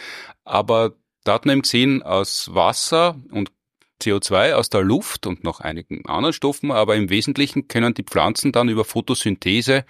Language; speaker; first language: German; native; German